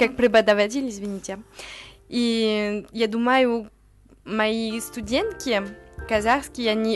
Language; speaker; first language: Russian; non-native, learner; French